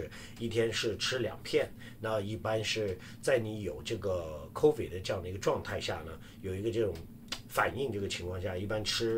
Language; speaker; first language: Chinese; native; Chinese